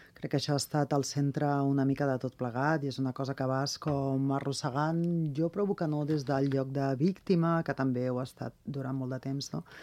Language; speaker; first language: Catalan; non-native, local second language; Spanish